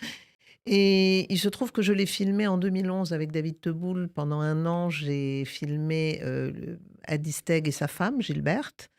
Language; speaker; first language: French; native; French